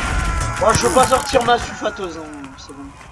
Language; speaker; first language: French; native; French